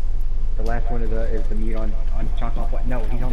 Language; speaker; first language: English; native; English